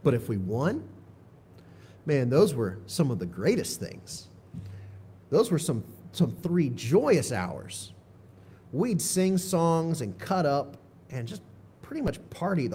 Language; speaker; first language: English; native; English